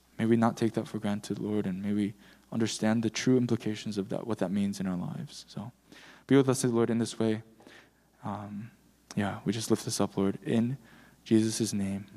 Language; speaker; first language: English; early bilingual, other home language; Korean